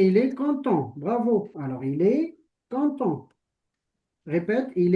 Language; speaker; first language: French; non-native, local second language; Arabic